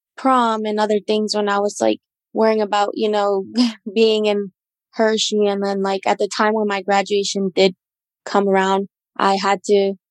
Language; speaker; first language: English; native; English